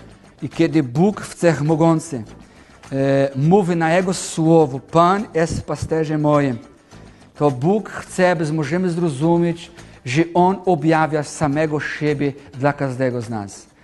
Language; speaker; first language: Polish; non-native, learner; Portuguese